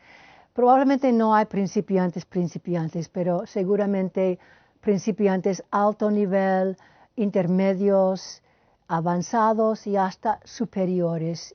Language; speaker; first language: Spanish; non-native, fluent; English